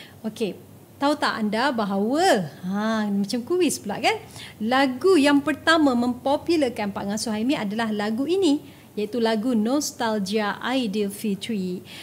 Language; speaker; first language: Malay; native; Malay